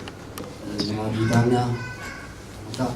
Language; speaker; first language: Burmese; non-native, local second language; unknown